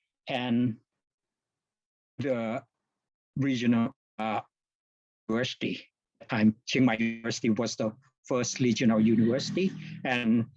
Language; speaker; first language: English; non-native, fluent; Thai